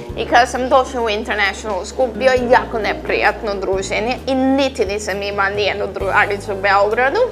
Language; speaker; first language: Serbian; early bilingual, heritage; Serbian